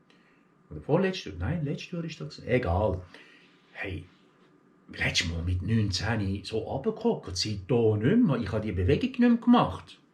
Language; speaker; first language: German; early bilingual, other home language; Turkish